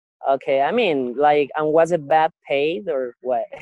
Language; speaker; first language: English; non-native, fluent; Spanish